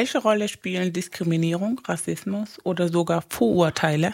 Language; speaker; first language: German; non-native, fluent; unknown